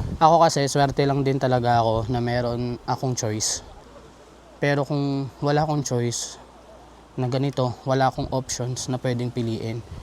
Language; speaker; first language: Filipino; native; Filipino